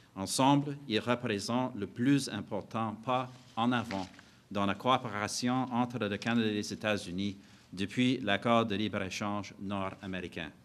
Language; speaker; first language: French; non-native, fluent; English